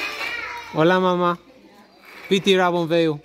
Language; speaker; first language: Spanish; non-native, learner; English